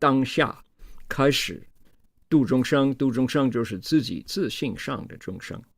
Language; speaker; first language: Chinese; non-native, fluent; English